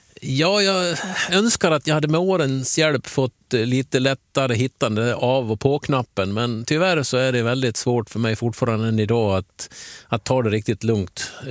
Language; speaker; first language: Swedish; native; Swedish